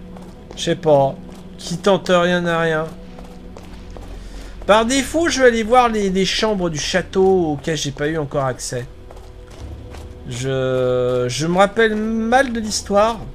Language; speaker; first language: French; native; French